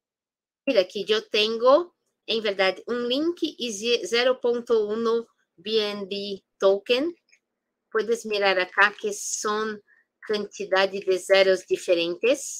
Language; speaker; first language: Spanish; non-native, fluent; Portuguese